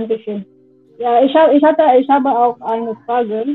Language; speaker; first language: German; non-native, fluent; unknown